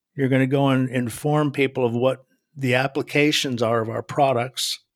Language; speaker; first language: English; native; English